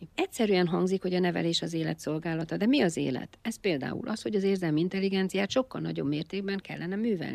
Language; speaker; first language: Hungarian; native; Hungarian